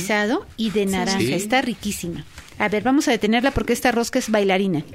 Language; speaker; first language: Spanish; native; Spanish